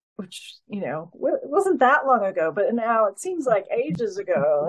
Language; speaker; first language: English; native; English